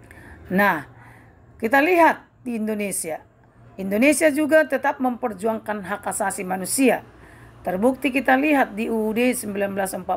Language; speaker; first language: Indonesian; native; Indonesian